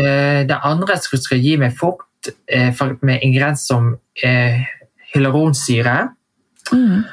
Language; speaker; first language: Norwegian; early bilingual, heritage; Vietnamese